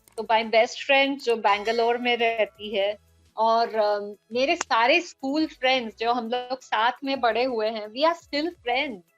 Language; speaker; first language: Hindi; non-native, local second language; Bangla